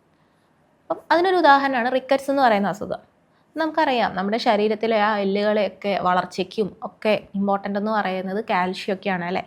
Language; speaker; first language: Malayalam; native; Malayalam